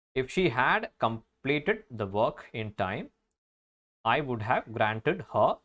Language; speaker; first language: English; non-native, local second language; Malayalam